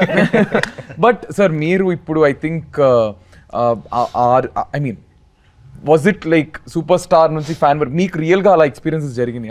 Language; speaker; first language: Telugu; native; Telugu